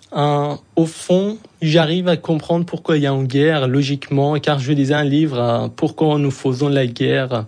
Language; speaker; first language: French; non-native, fluent; Persian